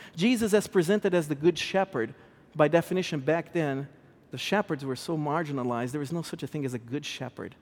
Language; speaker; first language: English; non-native, fluent; Portuguese